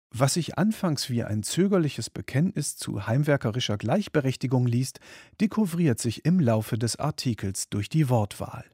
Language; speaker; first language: German; native; German